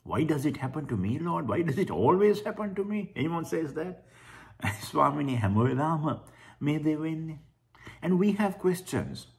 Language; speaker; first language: English; non-native, local second language; Sinhala